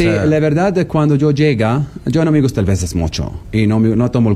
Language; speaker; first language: Spanish; non-native, learner; Arabic